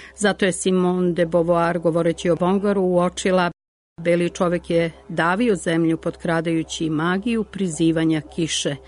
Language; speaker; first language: Serbian; native; Serbian